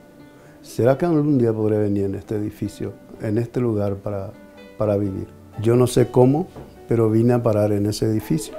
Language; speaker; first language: Spanish; native; Spanish